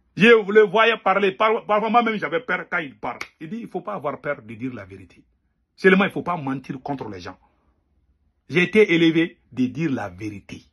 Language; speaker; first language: French; non-native, local second language; Bambara